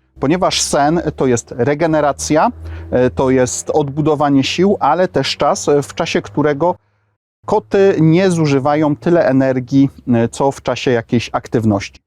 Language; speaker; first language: Polish; native; Polish